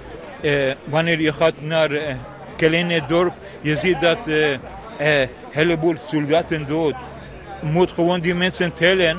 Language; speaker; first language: Dutch; non-native, learner; Persian